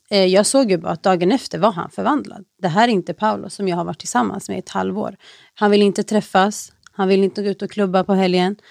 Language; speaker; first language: Swedish; early bilingual, other home language; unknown